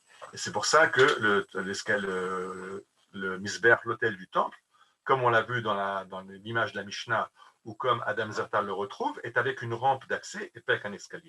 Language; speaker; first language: French; native; French